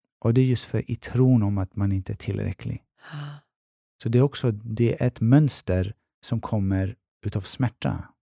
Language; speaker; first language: Swedish; early bilingual, other home language; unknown